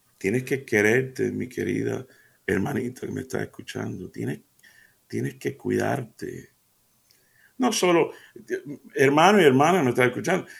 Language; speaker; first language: Spanish; early bilingual, heritage; Spanish